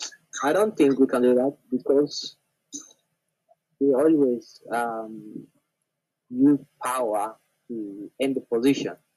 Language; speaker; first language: English; non-native, local second language; Hausa